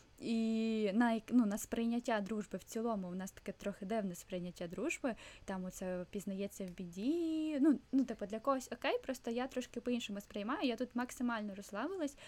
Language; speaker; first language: Ukrainian; non-native, local second language; Russian